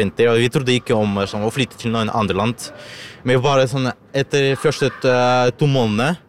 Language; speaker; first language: Norwegian; non-native, learner; Ukrainian